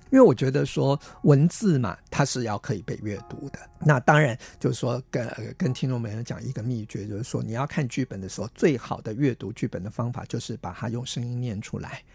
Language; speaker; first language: Chinese; non-native, local second language; Min Nan Chinese